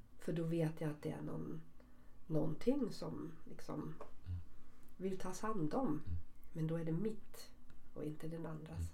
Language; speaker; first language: Swedish; early bilingual, other home language; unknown